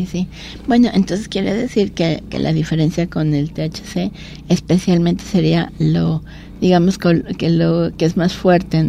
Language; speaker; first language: Spanish; native; Spanish